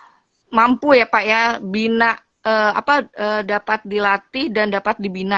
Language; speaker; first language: Indonesian; native; Indonesian